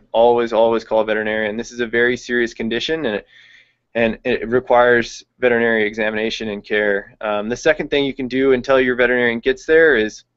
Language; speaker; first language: English; native; English